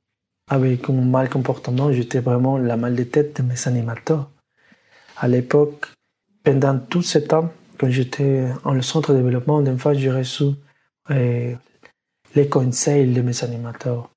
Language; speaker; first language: French; non-native, learner; Spanish